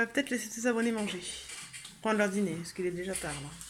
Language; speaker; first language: French; native; French